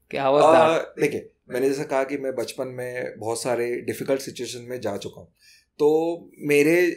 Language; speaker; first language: Hindi; non-native, local second language; Marathi